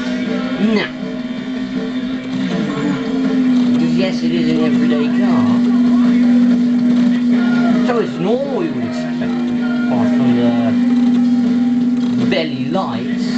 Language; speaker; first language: English; non-native, fluent; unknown